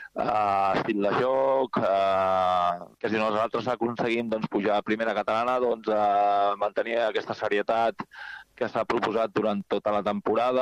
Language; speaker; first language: Catalan; native; Catalan